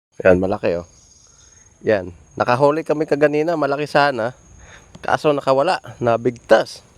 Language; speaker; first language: Filipino; non-native, local second language; Cebuano